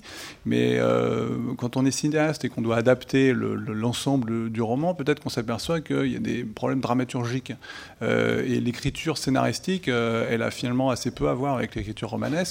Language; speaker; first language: French; native; French